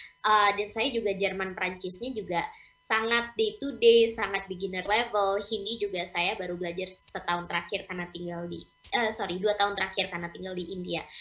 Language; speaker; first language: Indonesian; early bilingual, heritage; English